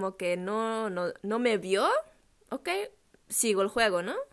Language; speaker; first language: Spanish; non-native, fluent; German